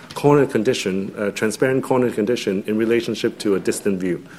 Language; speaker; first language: English; non-native, local second language; Cantonese